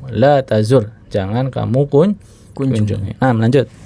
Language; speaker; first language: Indonesian; native; Indonesian